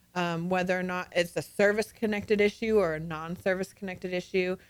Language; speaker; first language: English; native; English